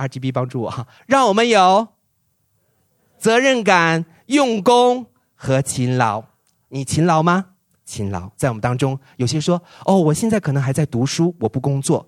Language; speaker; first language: Chinese; native; Chinese